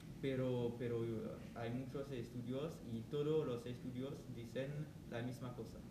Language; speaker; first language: Spanish; non-native, learner; French